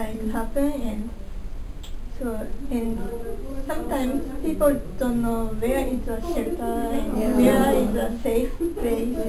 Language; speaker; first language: English; non-native, local second language; Malay